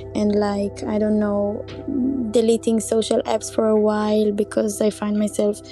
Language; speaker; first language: English; non-native, fluent; Hebrew